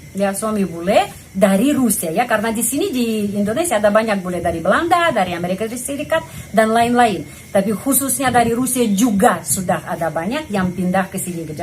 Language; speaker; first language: Indonesian; non-native, fluent; Russian